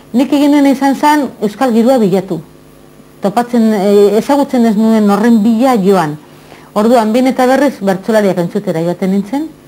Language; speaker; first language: Basque; non-native, local second language; Spanish